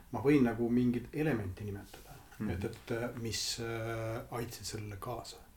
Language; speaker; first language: Estonian; non-native, local second language; Russian